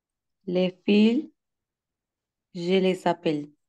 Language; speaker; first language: French; non-native, learner; Spanish